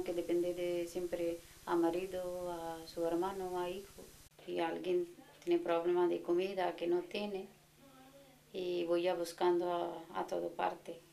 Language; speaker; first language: Spanish; non-native, learner; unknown